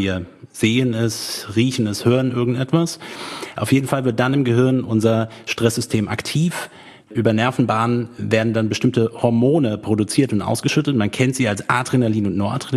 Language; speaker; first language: German; native; German